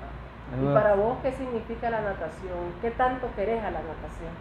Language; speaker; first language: Spanish; native; Spanish